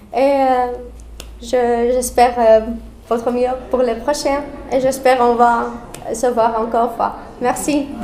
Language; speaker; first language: French; non-native, learner; Arabic